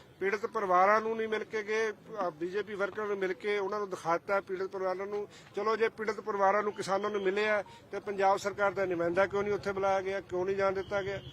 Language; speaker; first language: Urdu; non-native, local second language; Punjabi